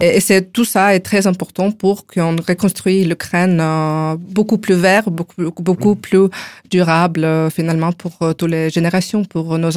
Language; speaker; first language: French; non-native, fluent; Ukrainian